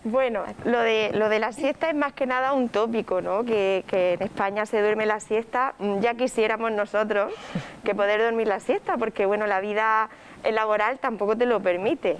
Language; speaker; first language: Spanish; native; Spanish